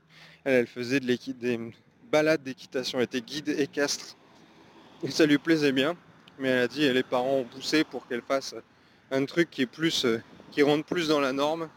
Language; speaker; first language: French; native; French